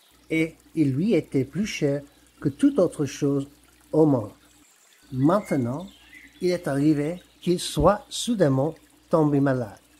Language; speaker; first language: French; non-native, learner; English